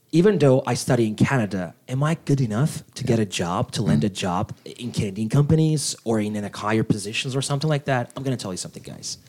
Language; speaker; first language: English; non-native, fluent; Turkish